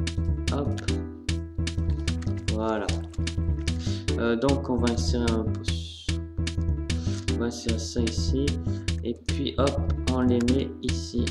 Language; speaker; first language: French; native; French